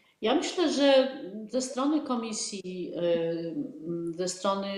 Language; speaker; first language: Polish; native; Polish